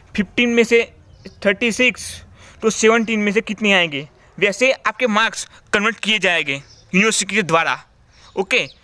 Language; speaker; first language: Hindi; non-native, local second language; Gujarati